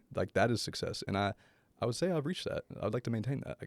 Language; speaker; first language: English; native; English